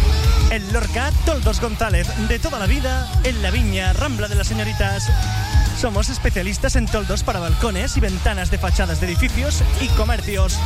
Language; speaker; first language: Spanish; native; Spanish